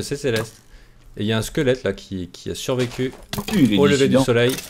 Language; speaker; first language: French; native; French